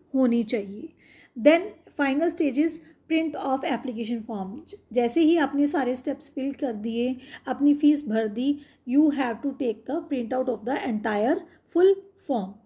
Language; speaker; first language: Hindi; non-native, local second language; Punjabi